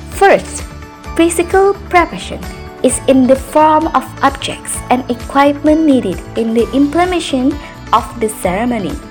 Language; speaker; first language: English; non-native, fluent; Indonesian